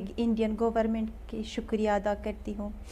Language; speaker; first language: Hindi; non-native, learner; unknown